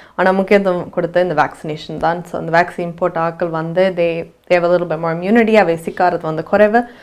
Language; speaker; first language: Tamil; early bilingual, heritage; Tamil